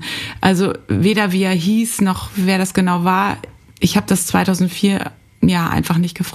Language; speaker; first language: German; native; German